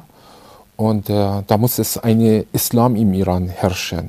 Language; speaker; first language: German; non-native, fluent; Persian